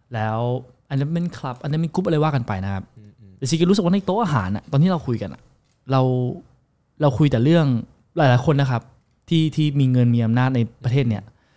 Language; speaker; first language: Thai; non-native, fluent; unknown